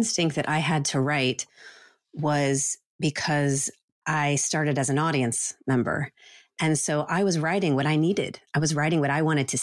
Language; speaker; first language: English; native; English